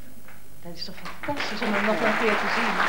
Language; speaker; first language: Dutch; native; Dutch